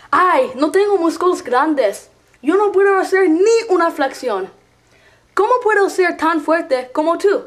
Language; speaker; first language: Spanish; non-native, learner; English